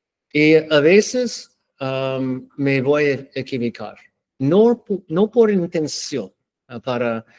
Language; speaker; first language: Spanish; non-native, learner; English